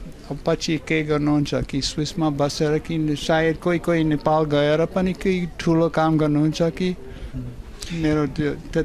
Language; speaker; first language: Nepali; non-native, fluent; German